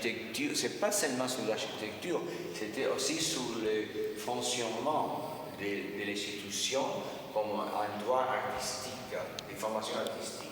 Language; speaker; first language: French; non-native, fluent; Spanish